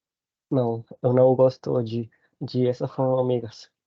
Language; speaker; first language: Portuguese; non-native, learner; Spanish